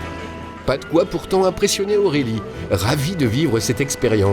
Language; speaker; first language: French; native; French